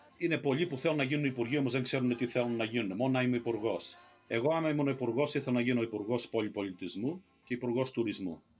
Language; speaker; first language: Greek; early bilingual, heritage; Greek